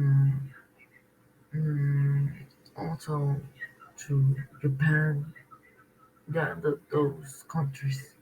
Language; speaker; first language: English; non-native, learner; Spanish